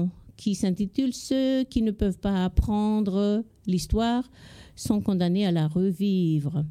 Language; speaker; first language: French; non-native, local second language; Malagasy